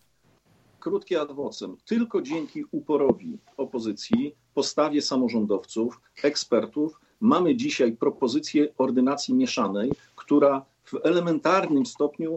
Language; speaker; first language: Polish; native; Polish